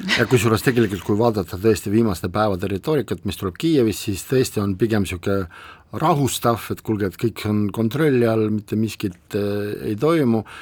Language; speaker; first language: Estonian; non-native, local second language; Russian